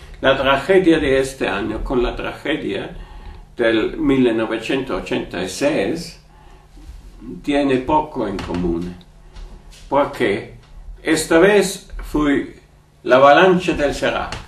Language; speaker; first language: Spanish; non-native, learner; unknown